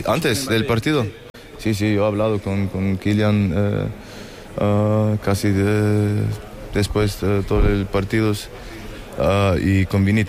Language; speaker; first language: Spanish; non-native, learner; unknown